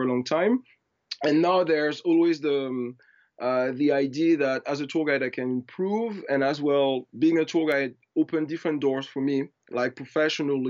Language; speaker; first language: English; non-native, fluent; French